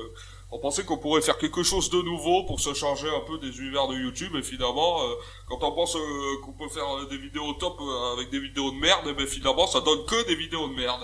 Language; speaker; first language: French; native; French